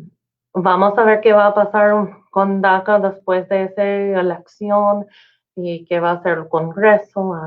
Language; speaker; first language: Spanish; non-native, learner; English